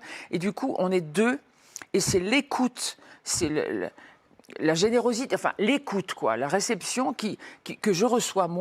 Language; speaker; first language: French; native; French